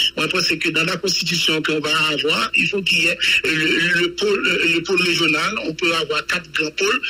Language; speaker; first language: French; non-native, local second language; Haitian Creole